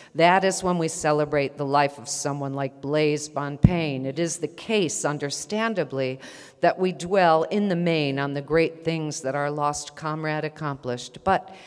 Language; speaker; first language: English; native; English